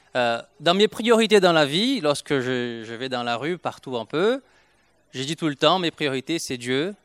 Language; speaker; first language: French; non-native, fluent; Portuguese